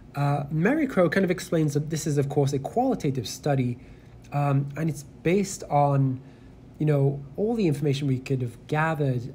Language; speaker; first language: English; native; English